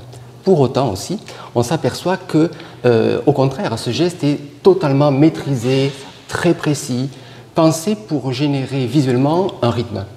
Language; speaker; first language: French; native; French